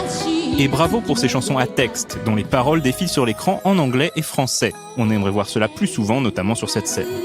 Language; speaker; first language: French; native; French